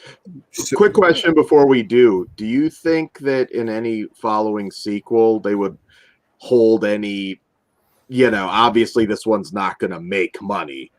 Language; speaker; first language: English; native; English